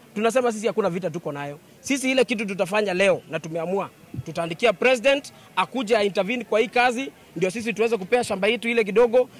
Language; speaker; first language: Swahili; non-native, local second language; Kikuyu